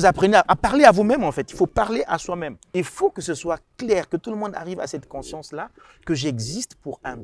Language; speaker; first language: French; non-native, local second language; Rundi